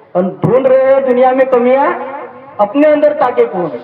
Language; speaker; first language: Hindi; non-native, local second language; Marathi